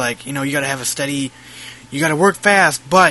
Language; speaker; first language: English; native; English